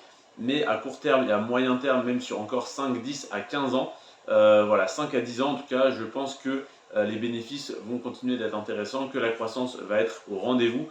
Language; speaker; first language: French; native; French